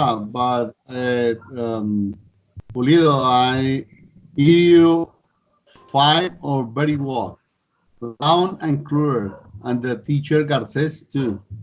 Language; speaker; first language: English; non-native, learner; Spanish